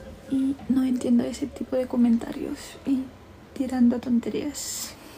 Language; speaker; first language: Spanish; non-native, fluent; Romanian